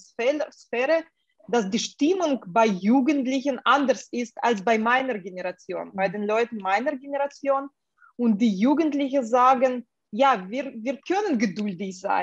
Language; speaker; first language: German; non-native, fluent; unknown